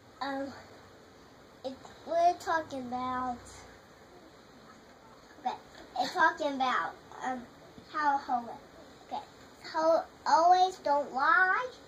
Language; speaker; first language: English; native; English